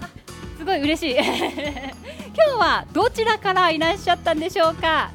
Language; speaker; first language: Japanese; native; Japanese